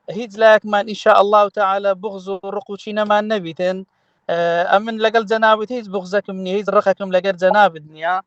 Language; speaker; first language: Central Kurdish; native; Central Kurdish